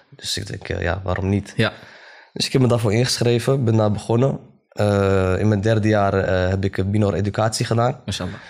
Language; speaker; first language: Dutch; early bilingual, other home language; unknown